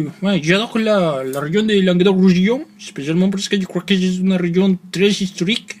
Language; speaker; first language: French; non-native, learner; Spanish